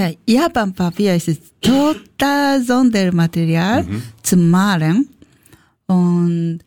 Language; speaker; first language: German; non-native, learner; Japanese